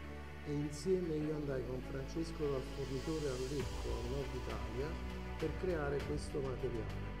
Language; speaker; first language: Italian; native; Italian